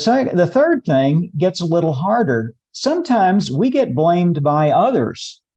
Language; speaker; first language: English; native; English